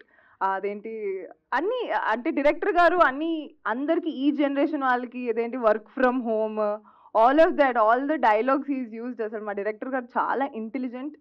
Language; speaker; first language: Telugu; native; Telugu